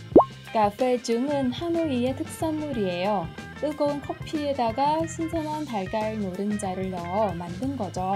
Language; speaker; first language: Korean; non-native, fluent; Vietnamese